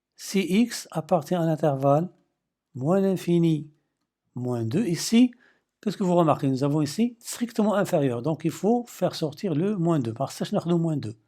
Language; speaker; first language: French; non-native, local second language; Arabic